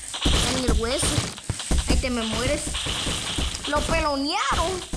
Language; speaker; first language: Spanish; native; Spanish